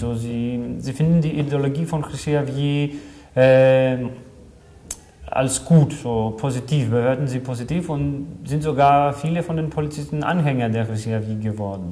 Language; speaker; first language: German; non-native, fluent; Greek